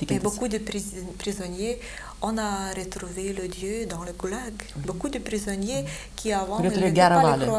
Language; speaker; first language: French; non-native, fluent; Lithuanian